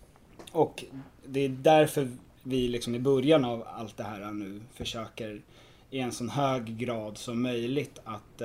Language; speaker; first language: Swedish; native; Swedish